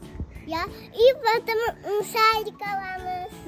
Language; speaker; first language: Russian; non-native, local second language; Kazakh